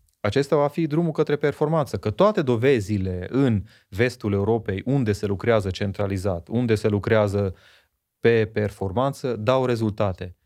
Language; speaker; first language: Romanian; non-native, local second language; Hungarian